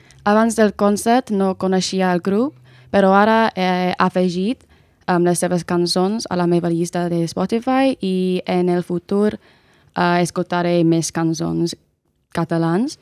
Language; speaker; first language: Catalan; non-native, learner; English